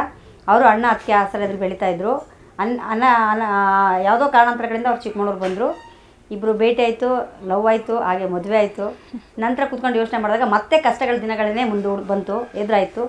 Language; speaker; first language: Kannada; native; Kannada